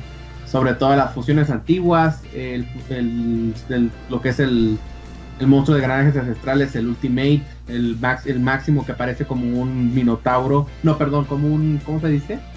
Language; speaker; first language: Spanish; native; Spanish